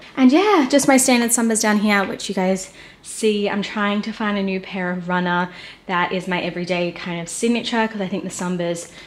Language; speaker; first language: English; native; English